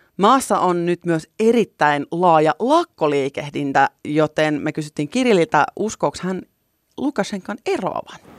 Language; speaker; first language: Finnish; native; Finnish